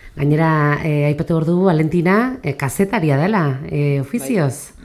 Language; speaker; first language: Basque; native; Basque